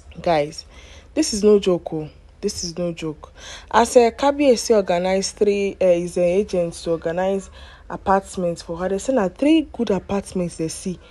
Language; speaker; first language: Nigerian Pidgin; native; Nigerian Pidgin